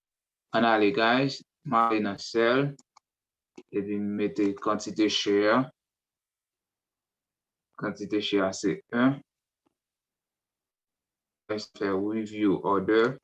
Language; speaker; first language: French; non-native, learner; Haitian Creole